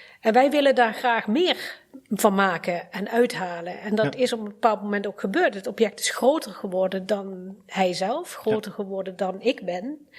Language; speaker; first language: Dutch; early bilingual, other home language; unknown